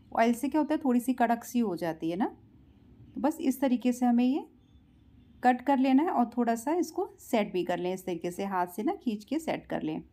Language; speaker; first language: Hindi; native; Hindi